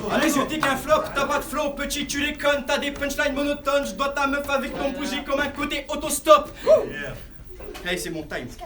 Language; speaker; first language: French; native; French